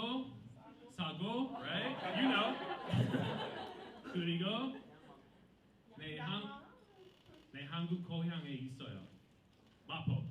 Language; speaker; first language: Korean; non-native, learner; English